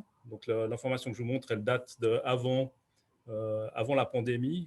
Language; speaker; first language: French; native; French